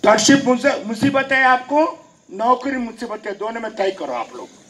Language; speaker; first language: Hindi; non-native, local second language; Telugu